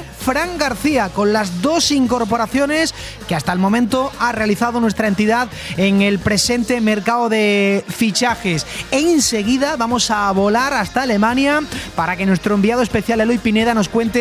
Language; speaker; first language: Spanish; native; Spanish